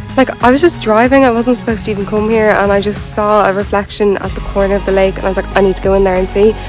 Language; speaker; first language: English; native; English